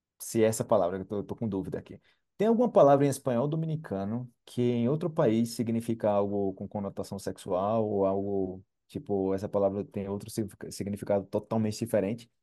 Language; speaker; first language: Portuguese; native; Portuguese